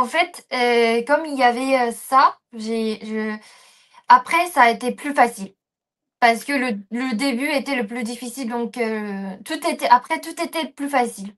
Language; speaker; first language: French; non-native, fluent; Japanese